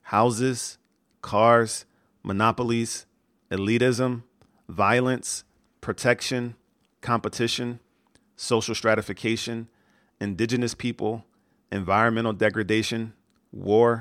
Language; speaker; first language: English; native; English